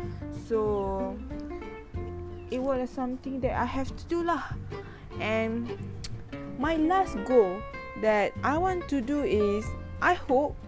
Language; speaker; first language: English; non-native, learner; Malay